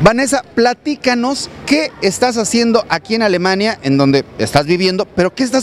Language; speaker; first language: Spanish; native; Spanish